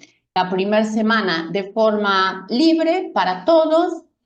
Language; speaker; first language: Spanish; non-native, fluent; Portuguese